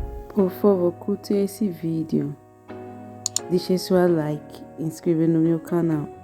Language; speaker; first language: Portuguese; non-native, learner; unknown